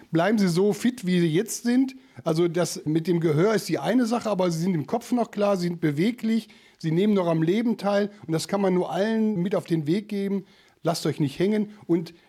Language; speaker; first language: German; native; German